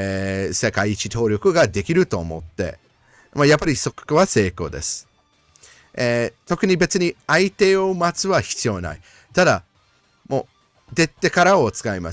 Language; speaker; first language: Japanese; non-native, learner; English